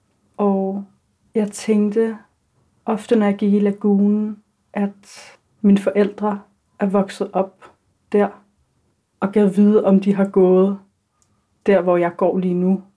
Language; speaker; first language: Danish; early bilingual, other home language; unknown